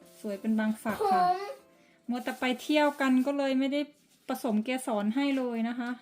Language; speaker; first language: Thai; native; Thai